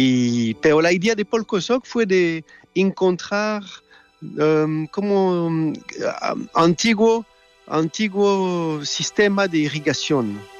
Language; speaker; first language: Spanish; non-native, fluent; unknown